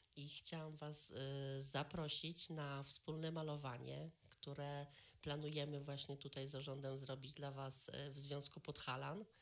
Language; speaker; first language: Polish; native; Polish